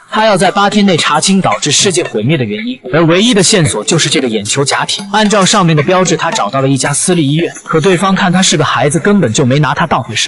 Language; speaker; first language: Chinese; native; Chinese